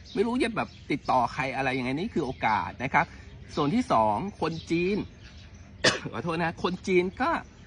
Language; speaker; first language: Thai; native; Thai